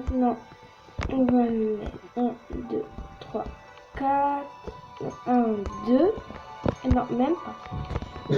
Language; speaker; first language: French; native; French